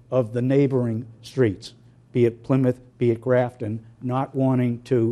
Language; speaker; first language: English; native; English